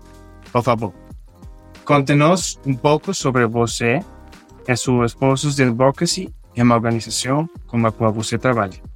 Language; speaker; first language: Portuguese; non-native, fluent; Spanish